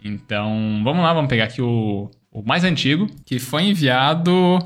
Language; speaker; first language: Portuguese; native; Portuguese